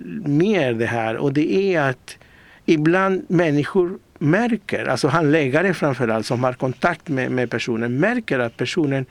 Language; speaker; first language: Swedish; non-native, fluent; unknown